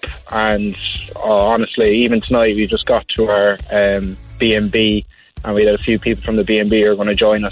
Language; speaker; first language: English; native; English